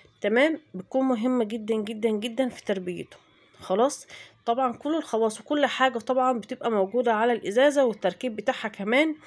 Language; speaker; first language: Arabic; native; Arabic